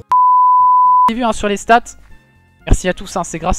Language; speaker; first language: French; native; French